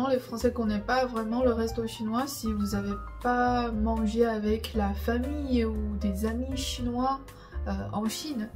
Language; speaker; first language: French; non-native, fluent; Chinese